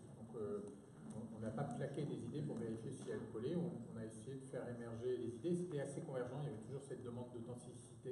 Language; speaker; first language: French; native; French